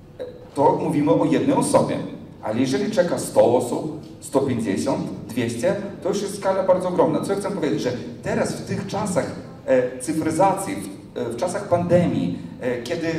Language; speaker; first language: Polish; non-native, fluent; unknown